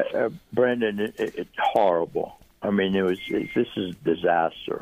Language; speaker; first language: English; early bilingual, other home language; Greek